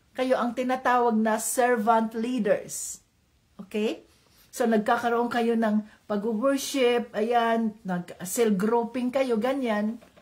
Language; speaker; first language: Filipino; non-native, local second language; Cebuano